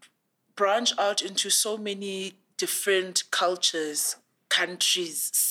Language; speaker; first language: English; non-native, local second language; Zulu